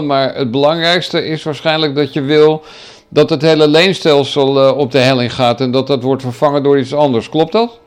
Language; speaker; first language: Dutch; native; Dutch